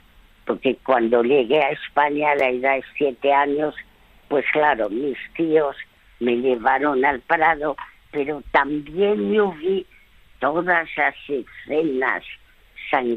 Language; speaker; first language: Spanish; early bilingual, other home language; French